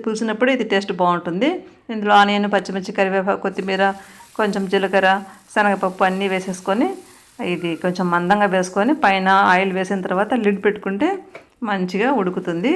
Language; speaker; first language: Telugu; native; Telugu